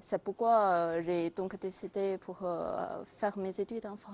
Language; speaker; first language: French; non-native, learner; Chinese